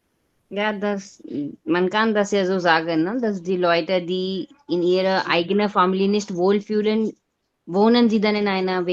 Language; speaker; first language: German; non-native, learner; Hindi